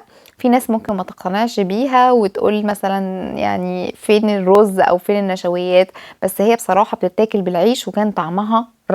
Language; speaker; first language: Arabic; native; Arabic